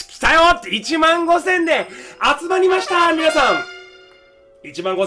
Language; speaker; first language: Japanese; native; Japanese